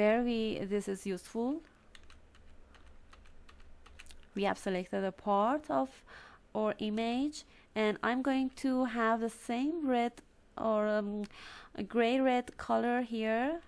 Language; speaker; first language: English; non-native, fluent; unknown